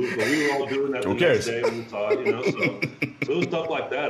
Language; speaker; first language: English; native; English